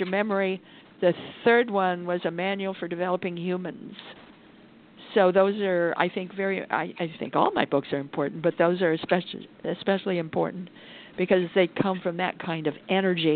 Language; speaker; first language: English; native; English